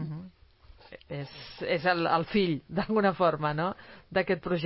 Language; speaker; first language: Catalan; native; Catalan